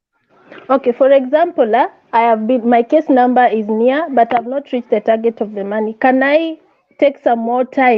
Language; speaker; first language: English; non-native, local second language; Swahili